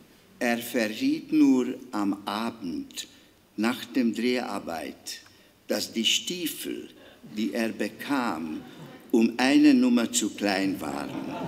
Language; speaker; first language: German; non-native, fluent; Hungarian